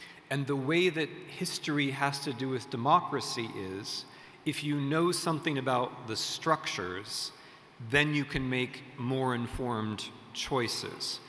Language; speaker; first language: English; native; English